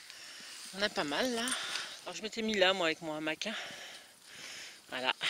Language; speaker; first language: French; native; French